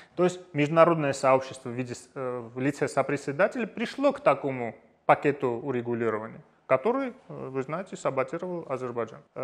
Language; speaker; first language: Russian; non-native, fluent; Armenian